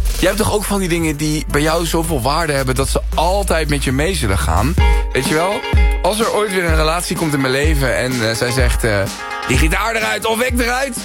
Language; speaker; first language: Dutch; early bilingual, other home language; Spanish